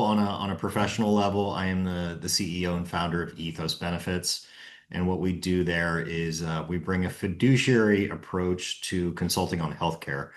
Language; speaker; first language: English; native; English